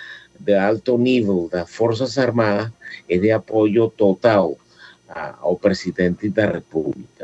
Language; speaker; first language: Portuguese; non-native, fluent; Spanish